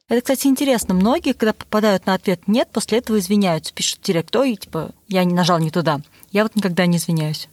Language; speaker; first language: Russian; native; Russian